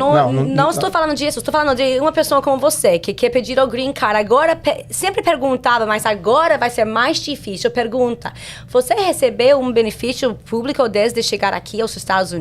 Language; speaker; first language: Portuguese; non-native, fluent; English